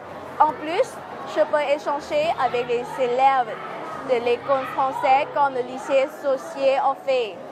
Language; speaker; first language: French; non-native, fluent; Lao